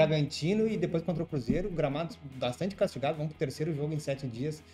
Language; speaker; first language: Portuguese; native; Portuguese